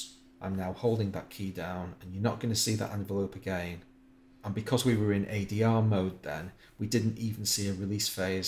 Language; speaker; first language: English; native; English